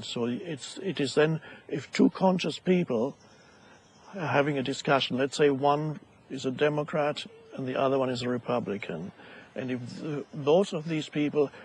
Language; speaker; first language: English; non-native, fluent; German